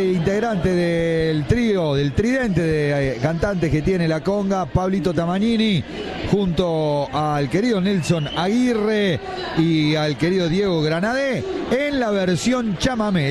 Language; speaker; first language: Spanish; native; Spanish